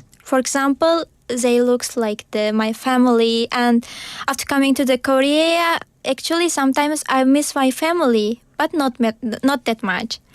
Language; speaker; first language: English; non-native, learner; Uzbek